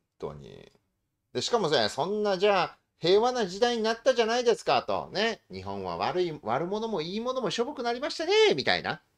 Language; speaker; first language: Japanese; native; Japanese